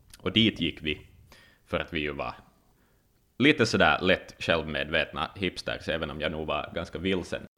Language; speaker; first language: Swedish; native; Swedish